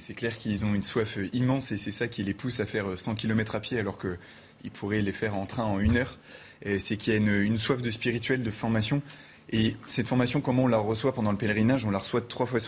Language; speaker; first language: French; native; French